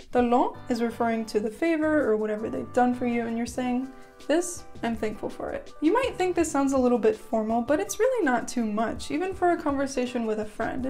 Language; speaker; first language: English; native; English